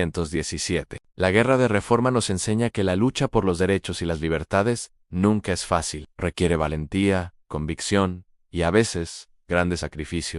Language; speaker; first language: Spanish; native; Spanish